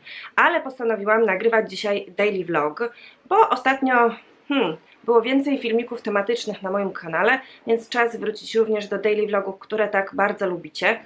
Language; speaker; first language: Polish; native; Polish